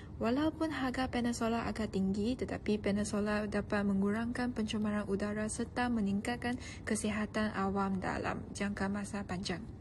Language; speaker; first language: Malay; non-native, local second language; Chinese